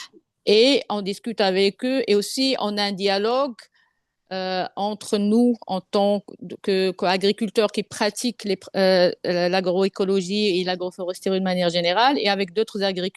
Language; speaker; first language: French; non-native, local second language; Arabic